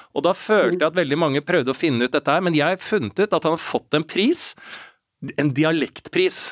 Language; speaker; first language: Norwegian; native; Norwegian